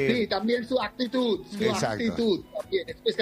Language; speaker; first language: Spanish; non-native, fluent; Bangla